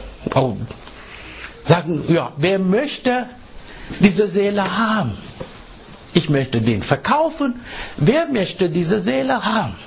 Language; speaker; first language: German; non-native, fluent; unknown